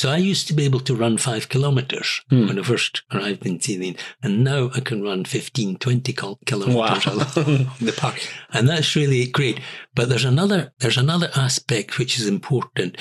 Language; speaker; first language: English; native; English